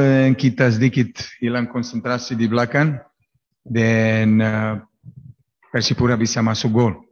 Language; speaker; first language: Indonesian; non-native, fluent; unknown